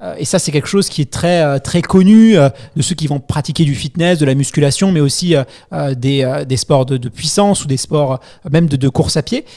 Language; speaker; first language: French; native; French